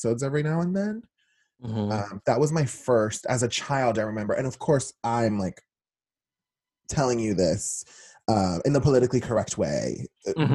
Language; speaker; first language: English; early bilingual, other home language; Spanish